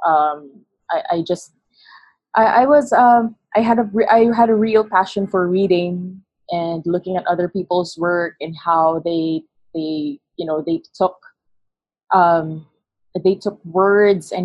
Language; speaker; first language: English; non-native, local second language; Hiligaynon